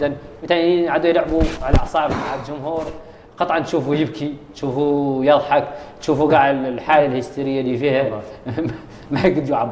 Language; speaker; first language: Arabic; native; Arabic